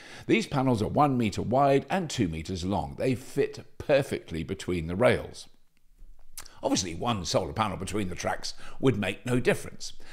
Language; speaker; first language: English; native; English